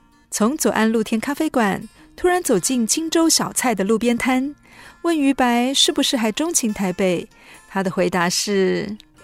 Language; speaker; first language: Chinese; native; Chinese